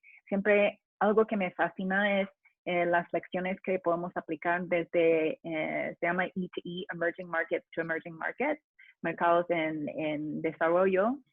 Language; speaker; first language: Spanish; non-native, fluent; English